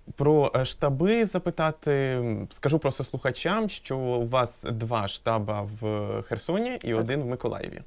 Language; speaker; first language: Ukrainian; native; Ukrainian